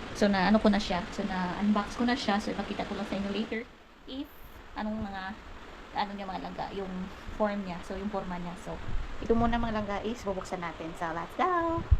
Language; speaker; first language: Filipino; non-native, local second language; Cebuano